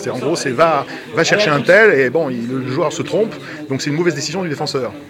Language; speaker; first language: French; native; French